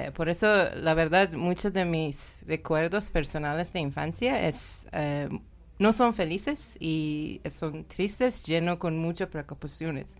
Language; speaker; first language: Spanish; non-native, learner; Persian